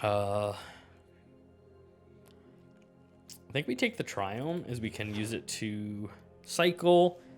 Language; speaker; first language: English; native; English